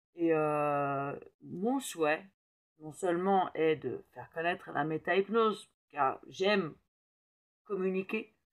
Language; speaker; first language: French; native; French